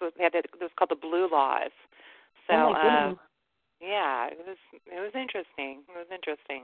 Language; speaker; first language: English; native; English